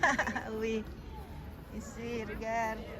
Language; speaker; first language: French; non-native, learner; Cebuano